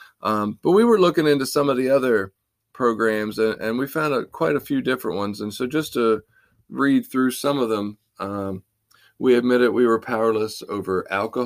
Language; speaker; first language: English; native; English